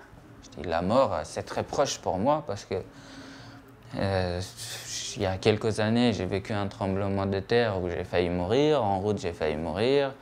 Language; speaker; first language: French; non-native, fluent; Persian